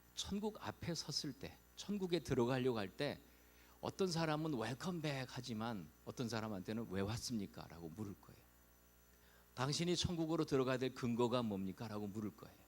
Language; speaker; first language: Korean; native; Korean